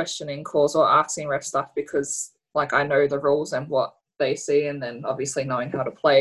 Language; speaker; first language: English; native; English